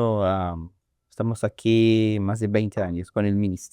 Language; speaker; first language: Spanish; non-native, learner; English